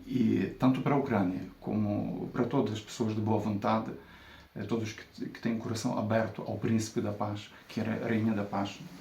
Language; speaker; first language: Portuguese; non-native, fluent; Ukrainian